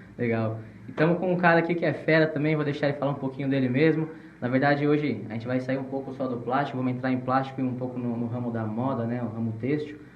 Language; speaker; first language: Portuguese; native; Portuguese